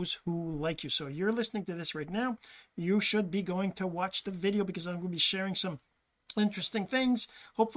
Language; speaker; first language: English; early bilingual, other home language; French